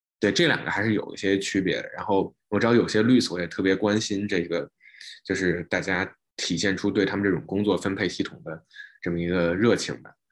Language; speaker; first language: Chinese; native; Chinese